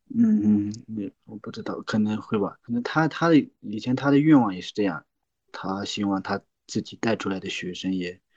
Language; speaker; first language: Chinese; non-native, local second language; Tibetan